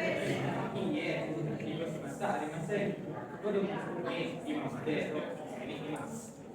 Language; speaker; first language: Japanese; non-native, learner; Indonesian